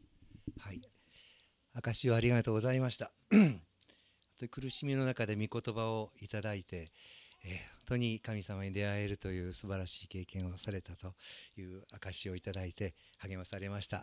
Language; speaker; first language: Japanese; native; Japanese